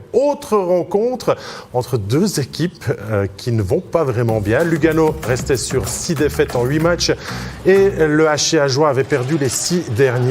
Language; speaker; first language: French; native; French